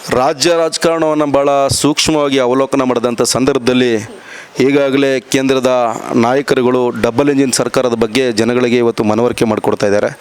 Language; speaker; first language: Kannada; native; Kannada